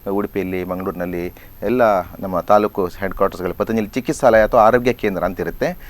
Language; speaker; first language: Kannada; native; Kannada